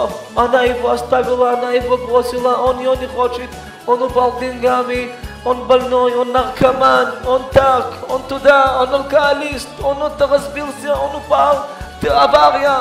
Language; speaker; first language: Russian; early bilingual, heritage; Hebrew